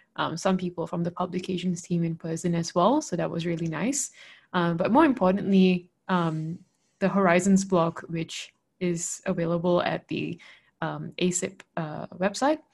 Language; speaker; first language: English; non-native, local second language; Malay